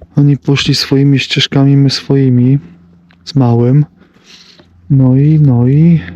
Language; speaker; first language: Polish; native; Polish